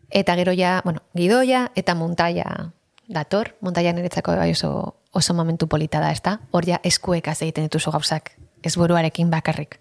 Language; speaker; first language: Basque; non-native, local second language; Spanish